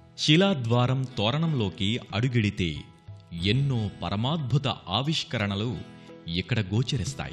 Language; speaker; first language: Telugu; native; Telugu